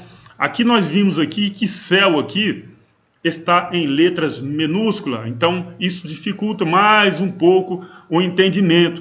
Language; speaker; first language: Portuguese; native; Portuguese